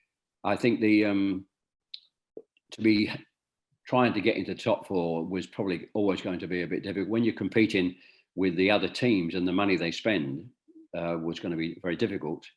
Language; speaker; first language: English; native; English